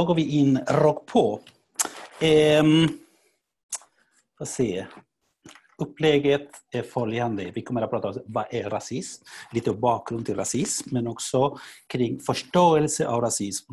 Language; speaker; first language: Swedish; non-native, fluent; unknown